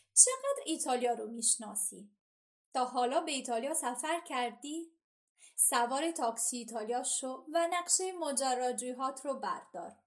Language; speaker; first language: Persian; non-native, fluent; Italian